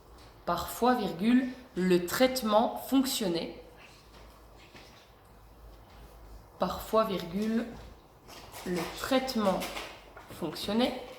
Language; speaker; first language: French; native; French